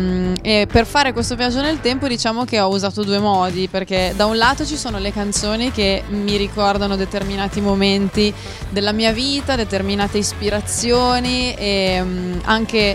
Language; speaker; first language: Italian; native; Italian